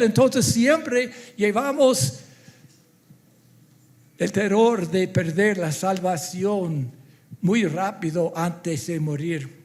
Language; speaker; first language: Spanish; non-native, fluent; English